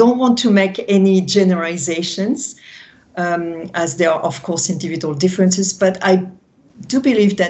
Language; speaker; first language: English; non-native, fluent; French